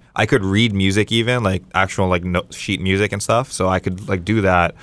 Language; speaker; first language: English; native; English